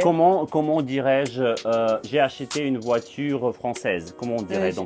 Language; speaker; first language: French; non-native, fluent; Russian